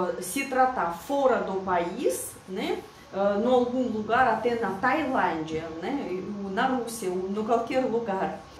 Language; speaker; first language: Portuguese; non-native, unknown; Russian